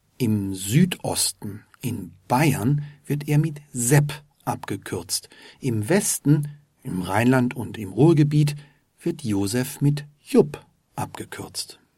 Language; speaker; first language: German; native; German